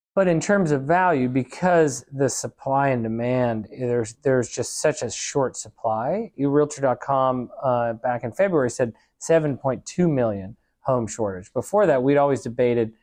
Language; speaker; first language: English; native; English